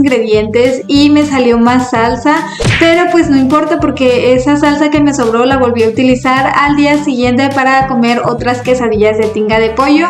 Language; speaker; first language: Spanish; native; Spanish